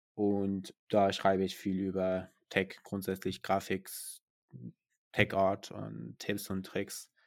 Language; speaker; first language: German; non-native, fluent; Persian